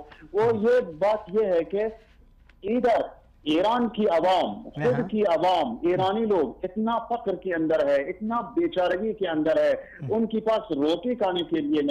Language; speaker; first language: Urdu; non-native, learner; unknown